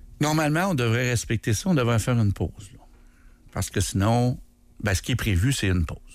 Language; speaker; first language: French; native; French